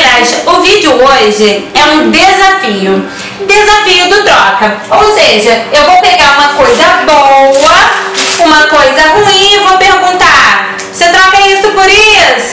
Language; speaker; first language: Portuguese; native; Portuguese